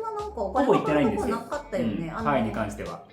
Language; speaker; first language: Japanese; native; Japanese